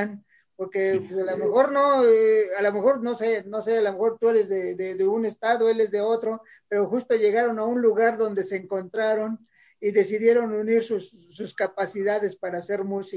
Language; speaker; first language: Spanish; native; Spanish